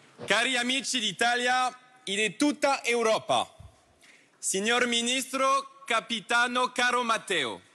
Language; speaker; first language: Italian; non-native, learner; French